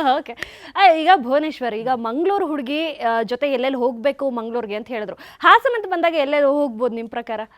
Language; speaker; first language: Kannada; native; Kannada